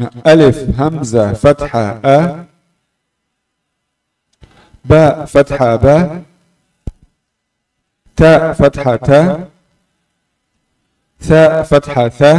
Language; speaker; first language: Arabic; non-native, fluent; Indonesian